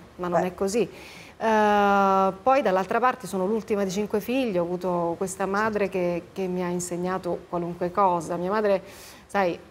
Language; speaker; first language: Italian; native; Italian